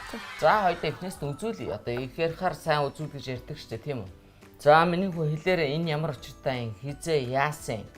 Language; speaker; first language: Mongolian; native; Mongolian